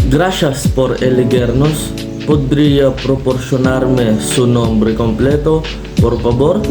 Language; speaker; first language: Spanish; non-native, learner; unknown